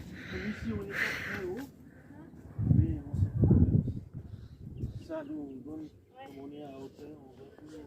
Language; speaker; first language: French; non-native, fluent; Nepali